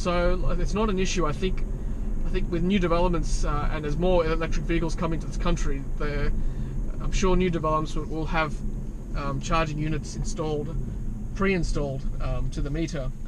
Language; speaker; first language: English; native; English